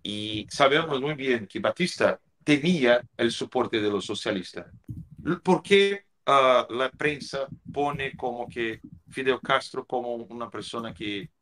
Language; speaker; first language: Spanish; non-native, fluent; Portuguese